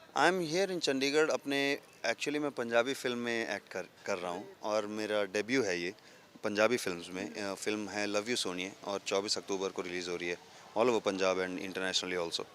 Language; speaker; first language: Hindi; non-native, local second language; Telugu